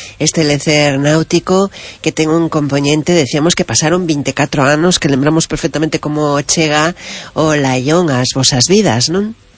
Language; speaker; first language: Galician; non-native, local second language; Spanish